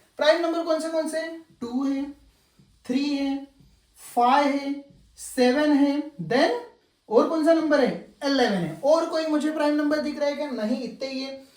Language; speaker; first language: Hindi; non-native, local second language; Marathi